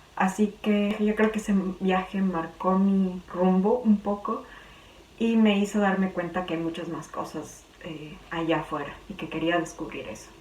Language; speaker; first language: Spanish; native; Spanish